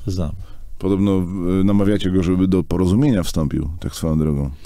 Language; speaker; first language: Polish; native; Polish